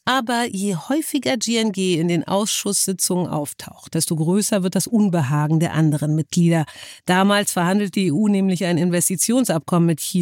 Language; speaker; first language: German; native; German